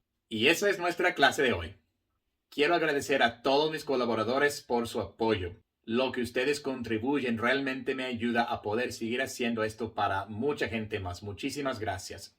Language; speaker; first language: Spanish; non-native, fluent; English